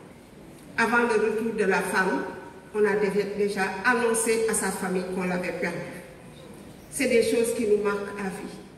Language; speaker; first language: French; non-native, local second language; Wolof